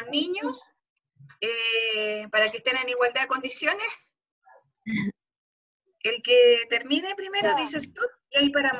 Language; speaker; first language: Spanish; native; Spanish